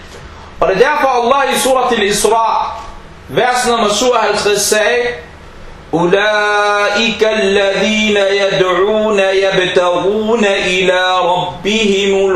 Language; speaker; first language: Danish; early bilingual, other home language; Arabic